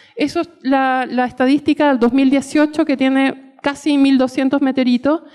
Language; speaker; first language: Spanish; native; Spanish